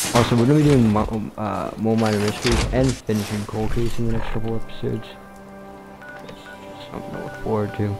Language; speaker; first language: English; native; English